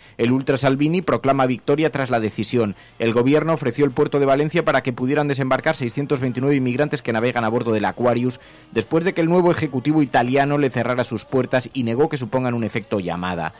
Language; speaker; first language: Spanish; native; Spanish